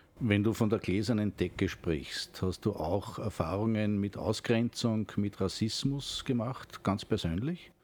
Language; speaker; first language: German; native; German